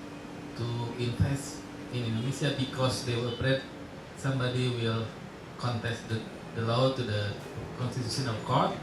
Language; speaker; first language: English; non-native, local second language; Indonesian